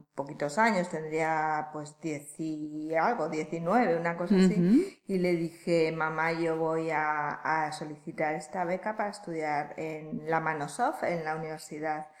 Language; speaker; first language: Spanish; native; Spanish